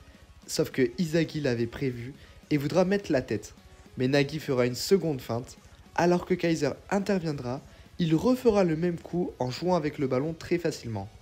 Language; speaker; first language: French; native; French